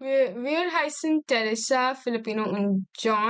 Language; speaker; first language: German; non-native, learner; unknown